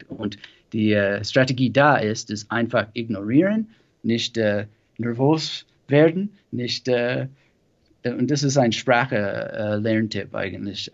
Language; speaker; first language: German; non-native, learner; English